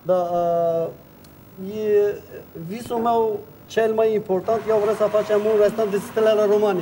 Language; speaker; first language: Romanian; non-native, learner; Turkish